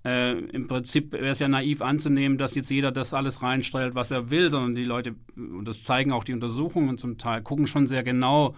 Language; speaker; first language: German; native; German